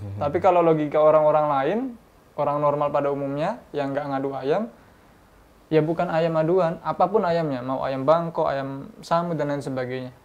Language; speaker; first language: Indonesian; native; Indonesian